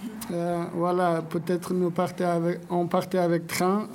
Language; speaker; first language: French; non-native, learner; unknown